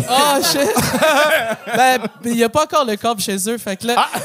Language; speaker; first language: French; native; French